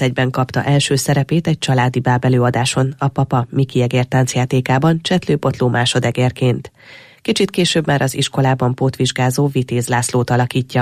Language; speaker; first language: Hungarian; native; Hungarian